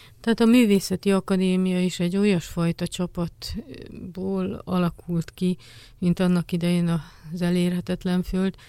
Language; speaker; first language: Hungarian; native; Hungarian